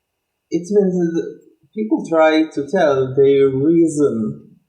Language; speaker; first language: English; non-native, learner; Turkish